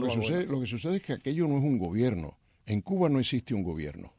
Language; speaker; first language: Spanish; native; Spanish